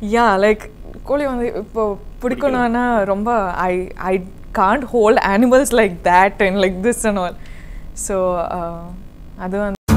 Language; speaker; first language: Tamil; non-native, learner; Kodava